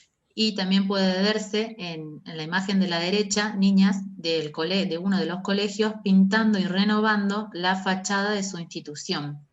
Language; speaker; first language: Spanish; native; Spanish